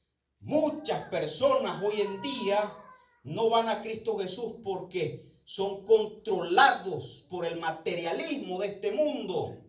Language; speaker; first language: Spanish; native; Spanish